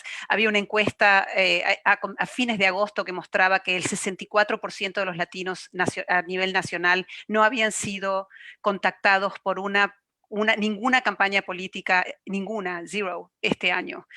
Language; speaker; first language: Spanish; native; Spanish